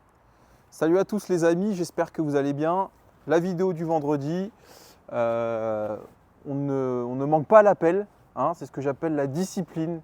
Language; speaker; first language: French; native; French